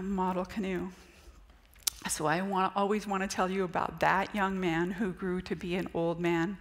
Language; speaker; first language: English; native; English